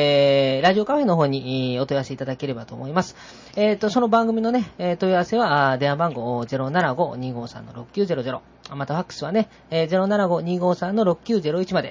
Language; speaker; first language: Japanese; native; Japanese